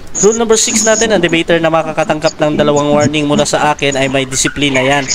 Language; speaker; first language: Filipino; non-native, local second language; Hiligaynon